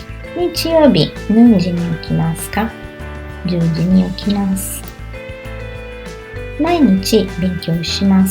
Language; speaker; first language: Japanese; non-native, learner; Portuguese